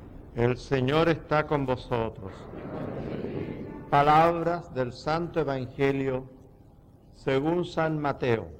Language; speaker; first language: Spanish; native; Spanish